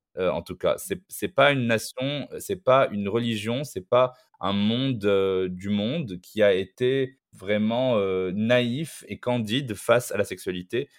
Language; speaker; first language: French; non-native, local second language; Arabic